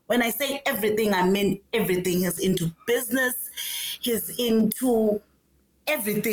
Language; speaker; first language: English; non-native, local second language; Swati